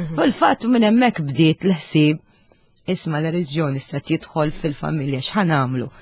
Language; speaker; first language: Maltese; non-native, fluent; Arabic